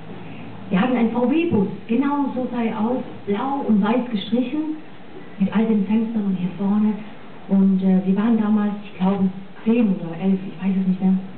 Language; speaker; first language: German; non-native, fluent; English